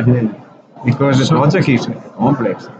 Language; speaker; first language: English; non-native, learner; Italian